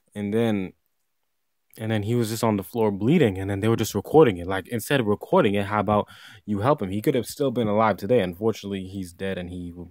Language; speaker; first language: English; native; English